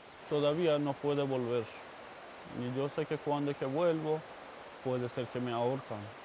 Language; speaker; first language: Spanish; non-native, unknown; Persian